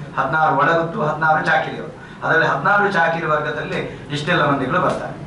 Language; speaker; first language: Kannada; non-native, local second language; Tulu